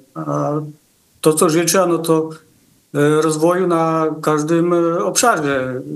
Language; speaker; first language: Polish; native; Polish